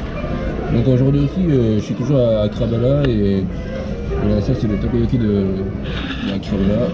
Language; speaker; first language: French; non-native, fluent; Japanese